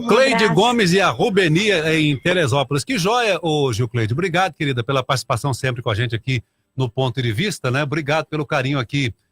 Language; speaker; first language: Portuguese; native; Portuguese